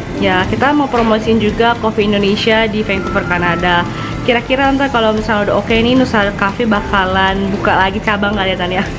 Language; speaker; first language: Indonesian; native; Indonesian